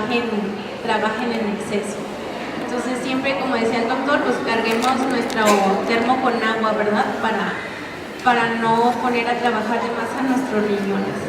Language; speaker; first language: Spanish; native; Spanish